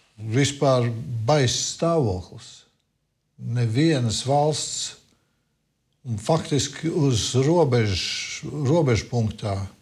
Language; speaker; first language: Latvian; non-native, local second language; Russian